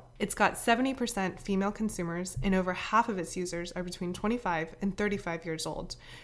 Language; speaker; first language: English; native; English